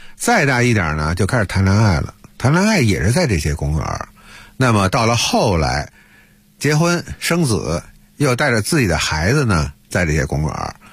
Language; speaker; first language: Chinese; native; Chinese